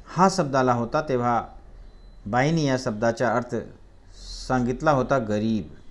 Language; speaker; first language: Marathi; non-native, local second language; Hindi